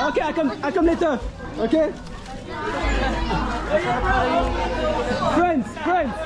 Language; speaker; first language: English; non-native, learner; French